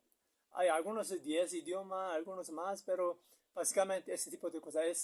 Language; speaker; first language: Spanish; non-native, learner; Korean